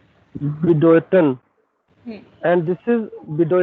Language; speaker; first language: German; non-native, learner; Hindi